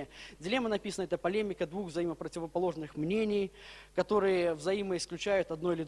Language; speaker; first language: Russian; native; Russian